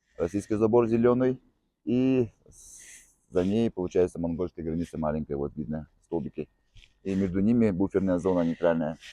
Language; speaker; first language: Russian; non-native, local second language; Yakut